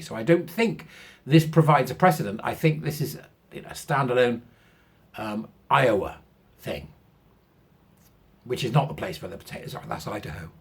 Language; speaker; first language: English; native; English